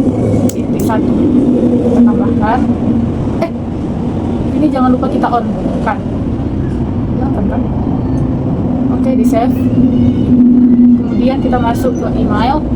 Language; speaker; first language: Indonesian; native; Indonesian